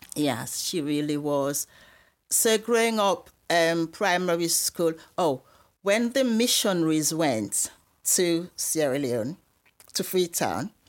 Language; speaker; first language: English; non-native, local second language; Krio